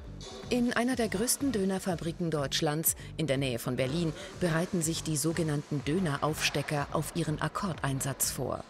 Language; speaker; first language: German; native; German